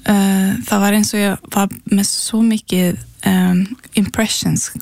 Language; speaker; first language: Icelandic; early bilingual, heritage; Icelandic